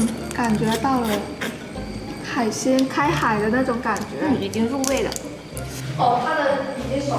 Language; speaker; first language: Chinese; non-native, local second language; Cantonese